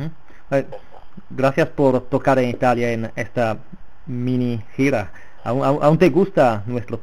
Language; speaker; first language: Spanish; non-native, fluent; Italian